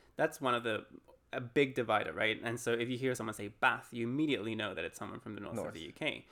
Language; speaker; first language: English; early bilingual, other home language; Spanish